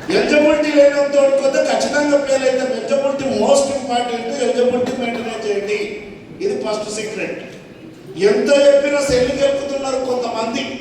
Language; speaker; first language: Telugu; native; Telugu